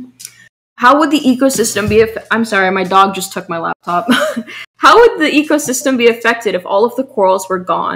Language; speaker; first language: English; native; English